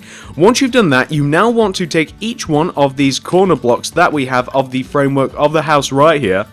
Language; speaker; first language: English; native; English